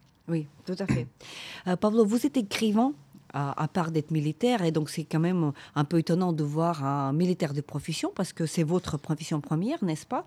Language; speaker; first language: French; non-native, fluent; Ukrainian